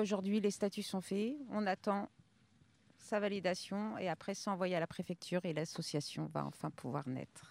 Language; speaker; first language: French; native; French